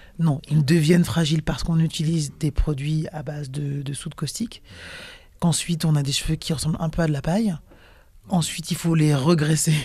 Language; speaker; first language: French; native; French